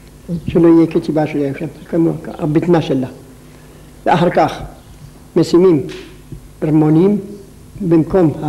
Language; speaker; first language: Hebrew; non-native, local second language; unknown